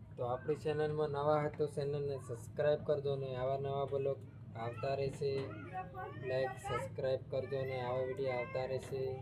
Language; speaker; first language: Gujarati; non-native, local second language; Bhili